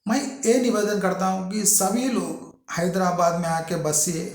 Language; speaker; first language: Hindi; non-native, local second language; Telugu